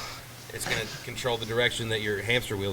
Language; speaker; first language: English; native; English